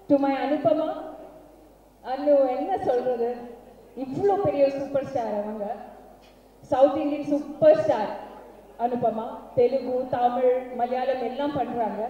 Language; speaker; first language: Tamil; non-native, learner; Malayalam